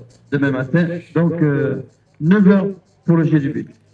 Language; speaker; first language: French; native; French